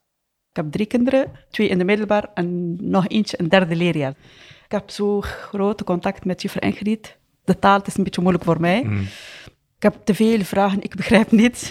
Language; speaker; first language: Dutch; non-native, learner; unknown